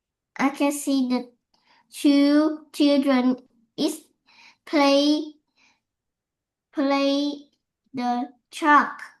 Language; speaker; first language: English; non-native, learner; Vietnamese